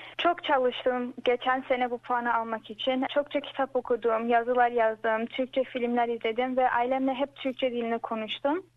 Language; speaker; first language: Turkish; early bilingual, heritage; Turkish